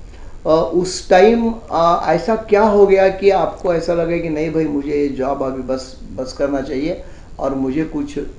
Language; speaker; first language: Hindi; non-native, local second language; Marathi